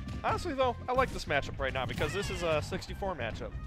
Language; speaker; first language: English; native; English